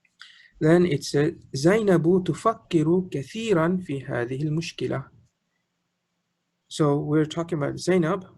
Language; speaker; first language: Arabic; non-native, fluent; English